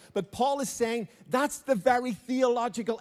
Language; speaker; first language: English; native; English